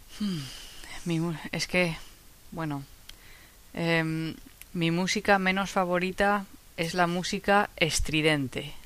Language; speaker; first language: Spanish; non-native, fluent; English